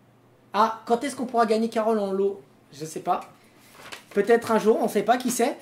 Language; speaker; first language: French; native; French